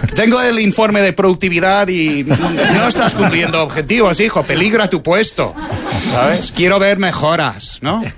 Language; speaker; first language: Spanish; non-native, fluent; English